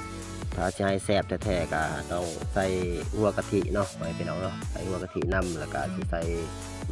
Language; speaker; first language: Thai; non-native, local second language; Lao